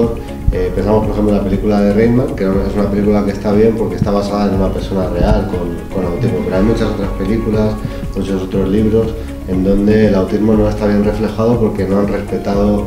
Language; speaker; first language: Spanish; native; Spanish